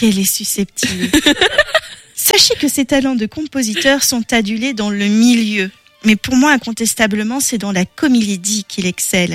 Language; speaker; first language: French; native; French